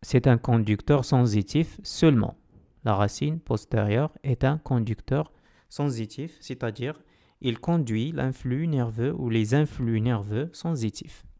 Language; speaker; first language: French; non-native, local second language; Arabic